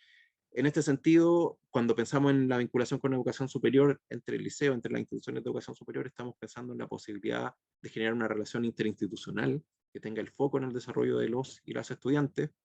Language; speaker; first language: Spanish; native; Spanish